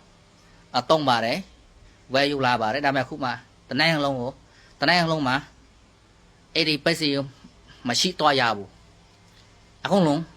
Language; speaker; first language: Burmese; non-native, learner; Khmer